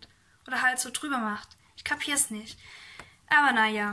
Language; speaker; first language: German; native; German